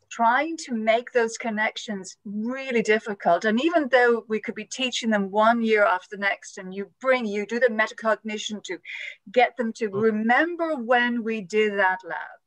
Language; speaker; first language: English; native; English